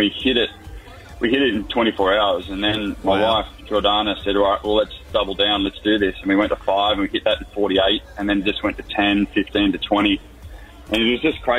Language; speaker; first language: English; native; English